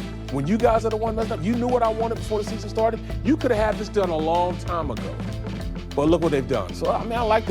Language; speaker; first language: English; native; English